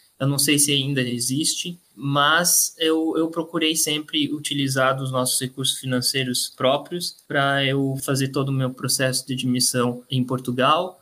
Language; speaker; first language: Portuguese; native; Portuguese